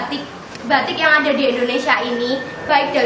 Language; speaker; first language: Indonesian; native; Indonesian